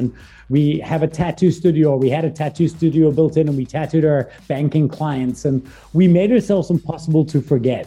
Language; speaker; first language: English; native; English